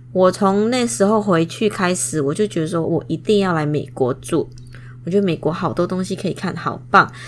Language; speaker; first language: Chinese; non-native, fluent; Indonesian